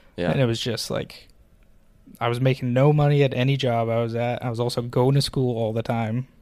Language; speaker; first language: English; native; English